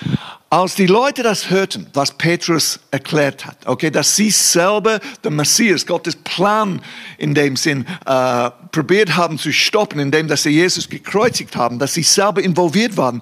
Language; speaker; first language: German; non-native, fluent; English